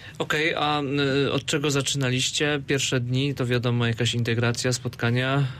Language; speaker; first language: Polish; native; Polish